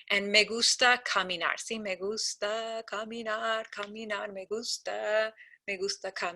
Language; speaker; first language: Spanish; non-native, fluent; English